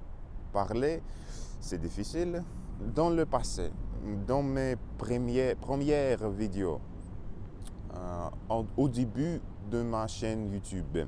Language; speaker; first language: French; non-native, learner; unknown